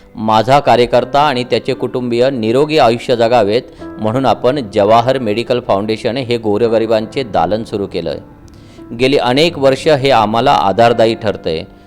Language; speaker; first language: Marathi; non-native, local second language; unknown